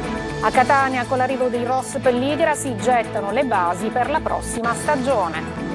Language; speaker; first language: Italian; native; Italian